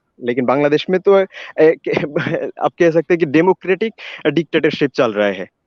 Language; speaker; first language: Hindi; non-native, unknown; Bangla